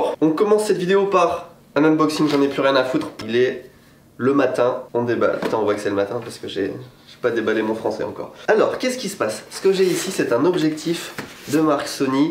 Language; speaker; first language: French; native; French